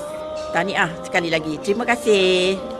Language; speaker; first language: Malay; native; Malay